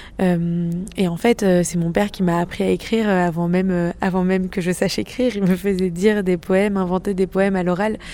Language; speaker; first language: French; native; French